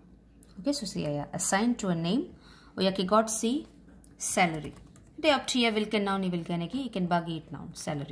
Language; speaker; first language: Danish; non-native, fluent; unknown